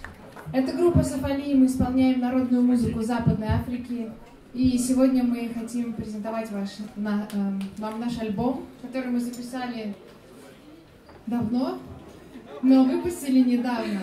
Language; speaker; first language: Russian; native; Russian